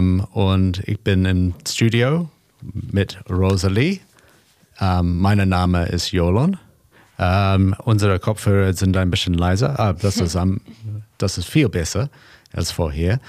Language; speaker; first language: German; non-native, learner; English